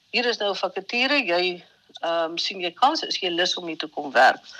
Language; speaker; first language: Afrikaans; native; Afrikaans